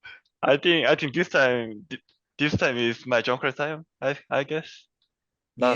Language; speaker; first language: English; non-native, learner; Korean